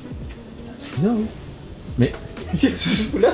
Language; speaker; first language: French; native; French